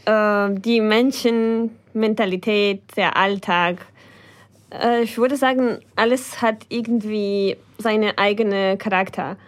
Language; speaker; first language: German; non-native, fluent; Ukrainian